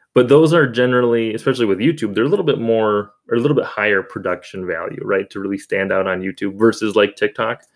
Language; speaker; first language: English; native; English